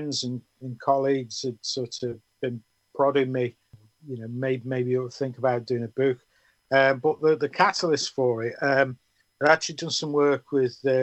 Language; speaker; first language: English; native; English